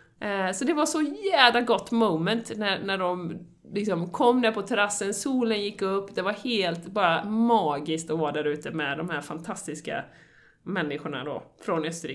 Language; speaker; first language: Swedish; native; Swedish